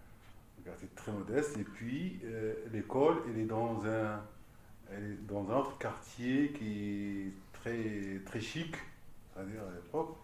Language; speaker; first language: French; non-native, local second language; Arabic